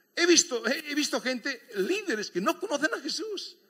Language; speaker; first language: Spanish; native; Spanish